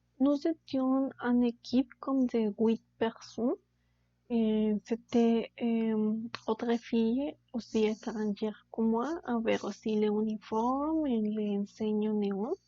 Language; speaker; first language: French; non-native, learner; Spanish